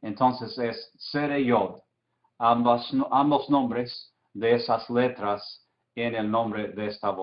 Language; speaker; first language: Spanish; non-native, fluent; English